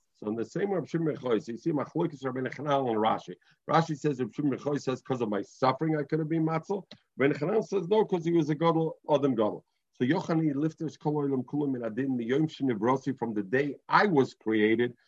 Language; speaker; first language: English; native; English